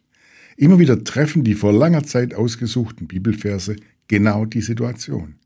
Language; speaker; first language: German; native; German